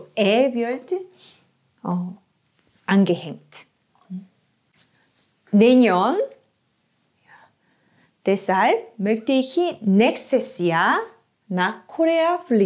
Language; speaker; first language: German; non-native, fluent; Korean